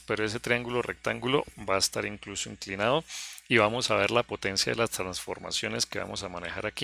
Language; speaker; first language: Spanish; native; Spanish